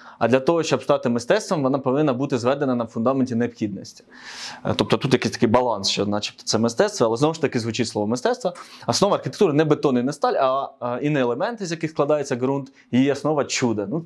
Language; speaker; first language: Ukrainian; native; Ukrainian